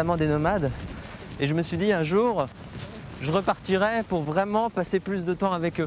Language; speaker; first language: French; native; French